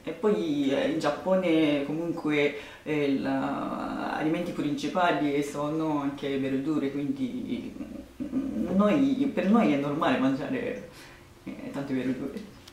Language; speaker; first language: Italian; non-native, fluent; Japanese